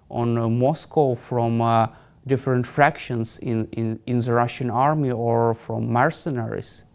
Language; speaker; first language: English; non-native, fluent; Ukrainian